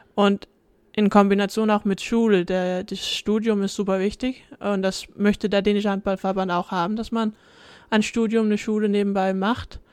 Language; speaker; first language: German; early bilingual, heritage; Danish